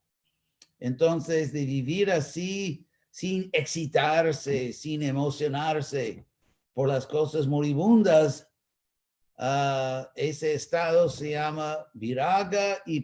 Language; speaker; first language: Spanish; non-native, fluent; English